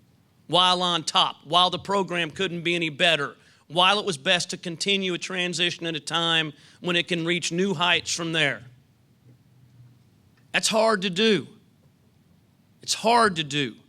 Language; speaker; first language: English; native; English